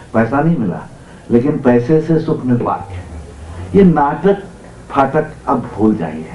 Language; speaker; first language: Hindi; native; Hindi